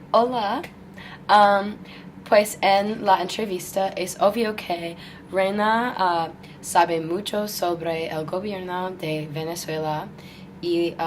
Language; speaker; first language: Spanish; non-native, learner; English